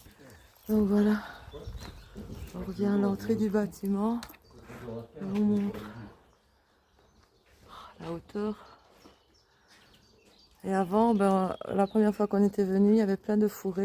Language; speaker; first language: French; native; French